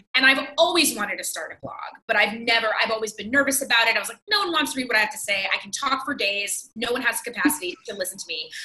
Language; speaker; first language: English; native; English